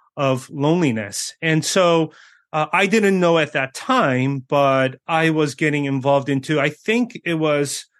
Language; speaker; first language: English; early bilingual, other home language; Korean